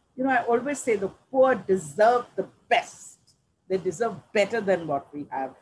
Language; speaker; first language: English; non-native, local second language; Punjabi